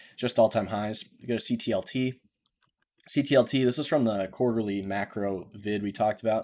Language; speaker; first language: English; native; English